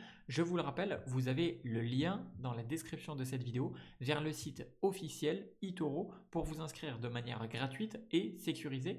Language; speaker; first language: French; native; French